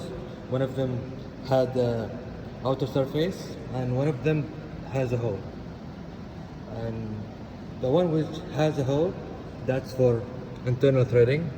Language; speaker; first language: English; non-native, local second language; Arabic